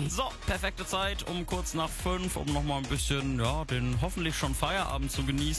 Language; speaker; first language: German; native; German